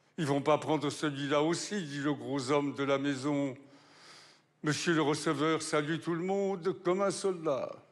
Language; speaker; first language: French; native; French